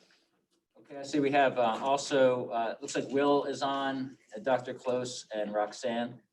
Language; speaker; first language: English; native; English